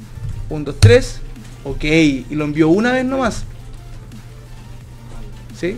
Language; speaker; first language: Spanish; native; Spanish